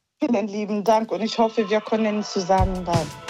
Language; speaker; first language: German; non-native, learner; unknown